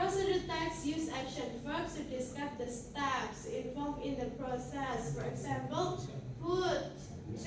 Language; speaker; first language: English; non-native, fluent; Indonesian